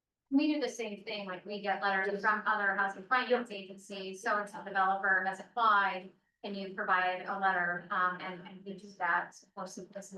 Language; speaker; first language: English; native; English